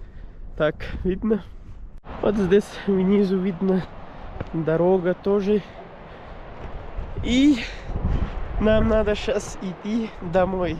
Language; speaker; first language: Russian; non-native, learner; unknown